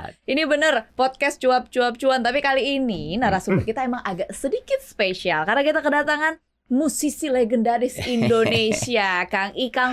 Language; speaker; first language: Indonesian; native; Indonesian